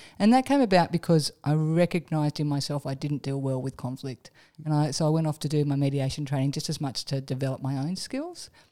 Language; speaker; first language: English; native; English